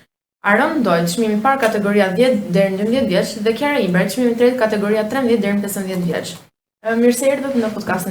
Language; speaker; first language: Albanian; native; Albanian